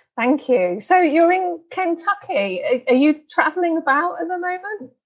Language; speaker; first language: English; native; English